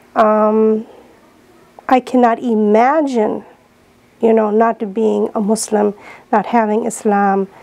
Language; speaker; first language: English; native; English